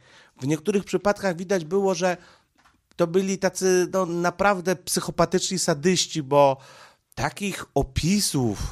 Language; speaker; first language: Polish; native; Polish